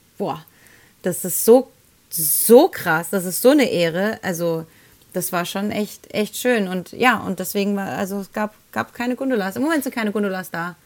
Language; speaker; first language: German; early bilingual, other home language; Spanish